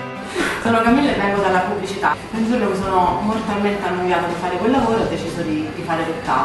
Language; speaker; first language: Italian; native; Italian